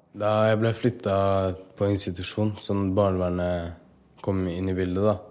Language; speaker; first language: Norwegian; early bilingual, other home language; Kurdish